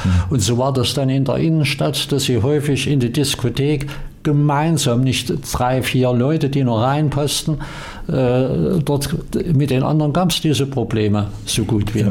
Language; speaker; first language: German; native; German